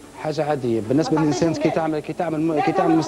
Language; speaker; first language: Arabic; native; Arabic